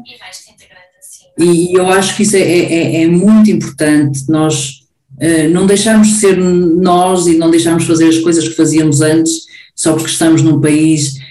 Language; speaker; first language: Portuguese; native; Portuguese